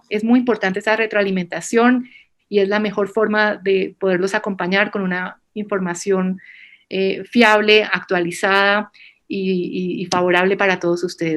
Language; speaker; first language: Spanish; native; Spanish